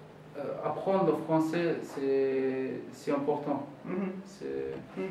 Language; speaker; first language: French; non-native, learner; Arabic